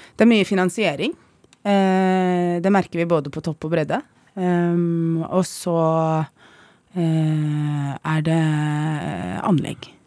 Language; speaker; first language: Norwegian; early bilingual, other home language; Arabic